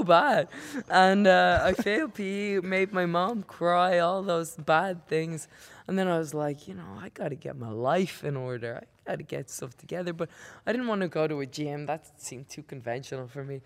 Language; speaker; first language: English; native; English